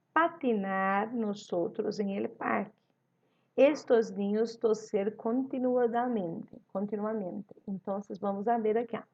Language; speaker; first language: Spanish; non-native, learner; Portuguese